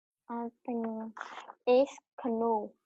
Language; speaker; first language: English; non-native, learner; Vietnamese